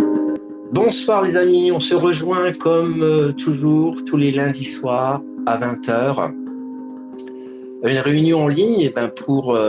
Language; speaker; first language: French; native; French